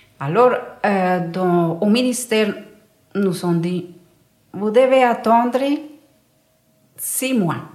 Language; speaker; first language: French; non-native, learner; Spanish